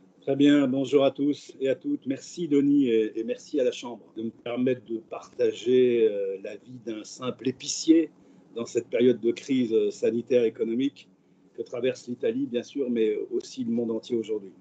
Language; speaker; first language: French; native; French